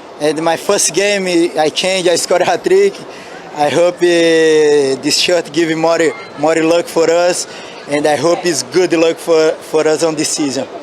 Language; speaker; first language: English; non-native, learner; Portuguese